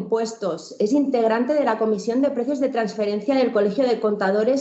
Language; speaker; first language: Spanish; native; Spanish